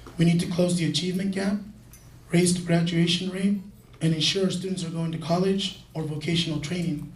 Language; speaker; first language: English; early bilingual, other home language; Spanish